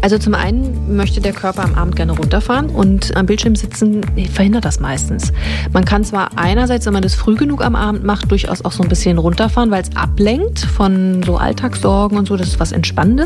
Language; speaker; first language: German; native; German